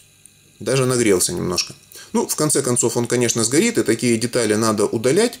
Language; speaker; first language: Russian; native; Russian